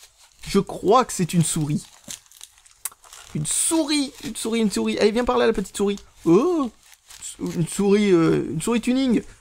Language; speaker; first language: French; native; French